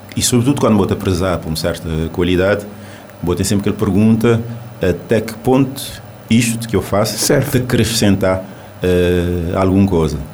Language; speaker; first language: Portuguese; non-native, local second language; Kabuverdianu